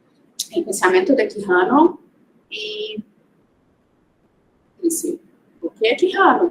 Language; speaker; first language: Spanish; non-native, fluent; Portuguese